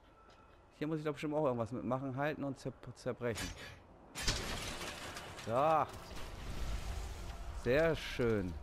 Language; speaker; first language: German; native; German